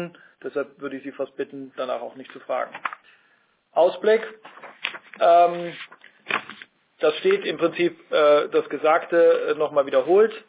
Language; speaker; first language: German; native; German